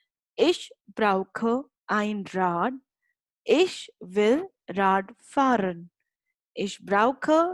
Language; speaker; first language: German; non-native, fluent; Hindi